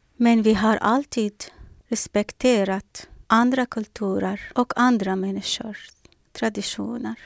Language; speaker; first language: Swedish; non-native, learner; Arabic